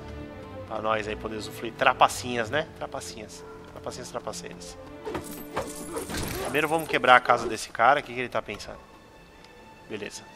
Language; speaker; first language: Portuguese; native; Portuguese